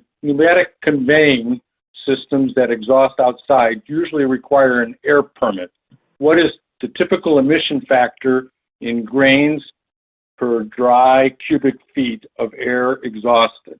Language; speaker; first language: English; native; English